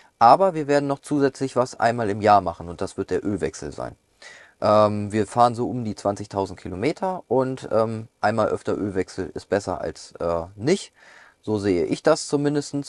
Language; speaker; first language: German; native; German